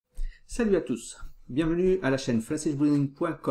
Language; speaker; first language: French; non-native, fluent; Portuguese